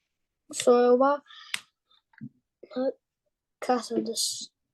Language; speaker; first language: Japanese; non-native, learner; English